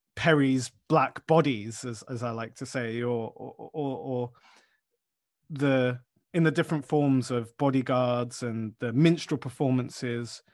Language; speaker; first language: English; native; English